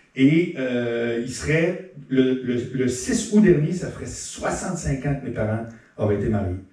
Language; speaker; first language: French; native; French